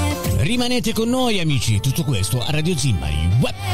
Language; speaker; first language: Italian; native; Italian